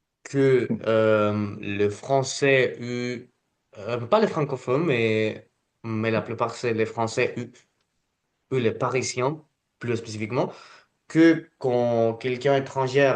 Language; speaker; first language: French; non-native, fluent; Spanish